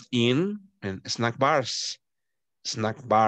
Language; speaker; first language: English; non-native, fluent; Spanish